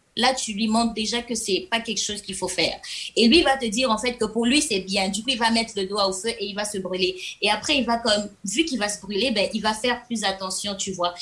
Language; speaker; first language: French; non-native, local second language; Lingala